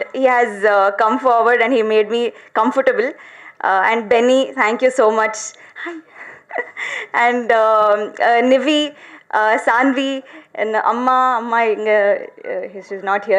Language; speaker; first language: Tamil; non-native, learner; Telugu